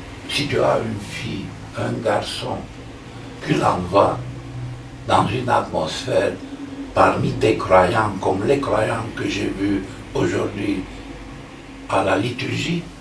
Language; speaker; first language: French; non-native, fluent; Romanian